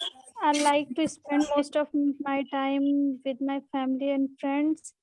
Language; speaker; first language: English; non-native, learner; Hindi